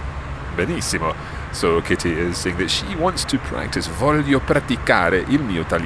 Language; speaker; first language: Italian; non-native, fluent; English